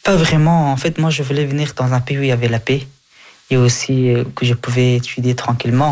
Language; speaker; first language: French; early bilingual, other home language; Persian